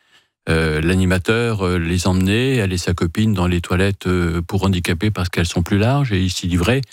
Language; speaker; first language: French; native; French